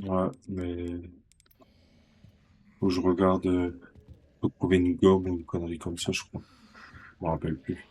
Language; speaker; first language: French; native; French